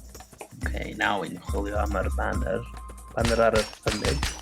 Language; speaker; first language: Welsh; non-native, learner; English